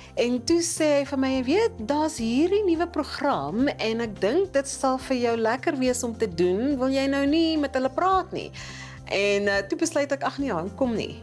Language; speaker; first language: Afrikaans; non-native, local second language; Northern Sotho